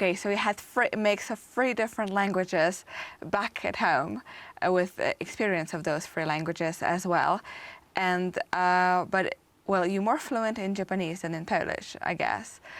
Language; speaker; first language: English; non-native, fluent; Polish